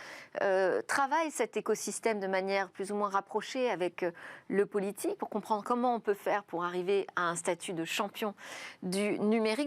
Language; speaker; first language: French; native; French